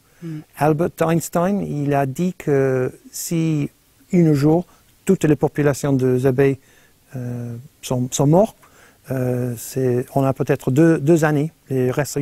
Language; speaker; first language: French; non-native, fluent; English